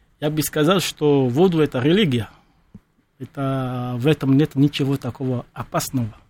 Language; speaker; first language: Russian; non-native, fluent; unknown